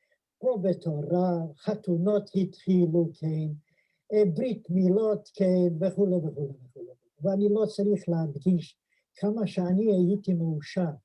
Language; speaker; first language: Hebrew; non-native, fluent; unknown